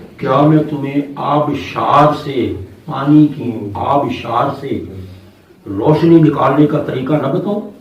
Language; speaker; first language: Urdu; non-native, local second language; Punjabi